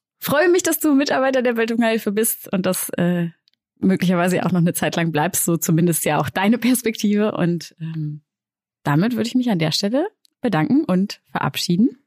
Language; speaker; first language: German; native; German